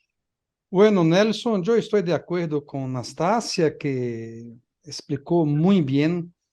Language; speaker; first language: Spanish; non-native, fluent; Portuguese